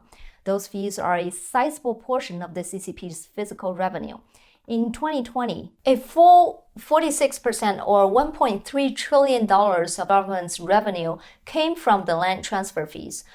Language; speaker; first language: English; non-native, fluent; Chinese